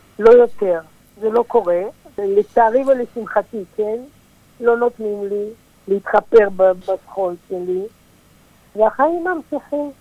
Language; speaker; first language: Hebrew; early bilingual, other home language; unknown